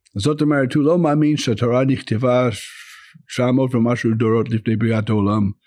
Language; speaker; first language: Hebrew; non-native, fluent; English